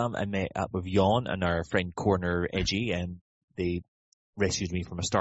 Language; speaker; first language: English; native; English